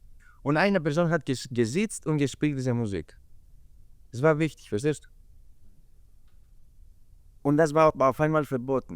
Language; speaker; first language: German; non-native, learner; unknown